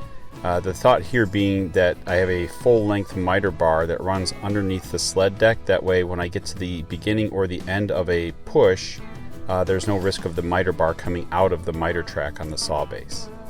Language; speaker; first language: English; native; English